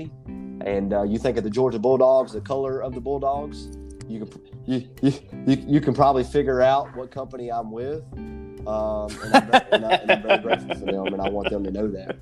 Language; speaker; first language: English; native; English